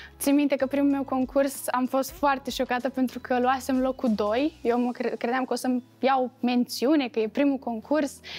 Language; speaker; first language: Romanian; native; Romanian